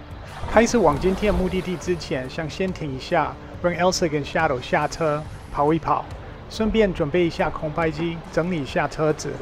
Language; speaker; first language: Chinese; non-native, fluent; English